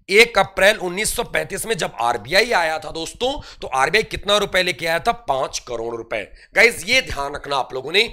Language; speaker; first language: Hindi; native; Hindi